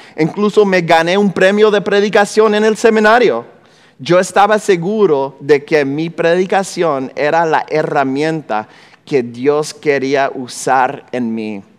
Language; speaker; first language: Spanish; non-native, fluent; English